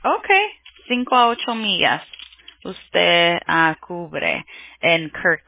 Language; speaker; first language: Spanish; early bilingual, heritage; Spanish